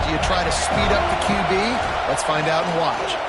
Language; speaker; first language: English; native; English